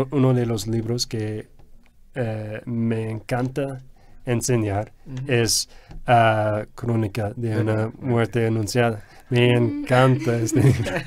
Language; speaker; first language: Spanish; non-native, fluent; English